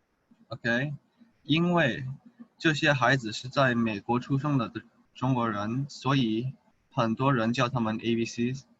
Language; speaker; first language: Chinese; early bilingual, heritage; English